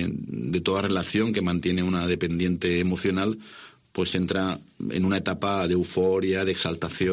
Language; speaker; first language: Spanish; native; Spanish